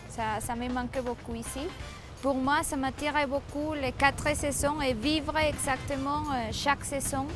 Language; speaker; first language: French; non-native, fluent; Spanish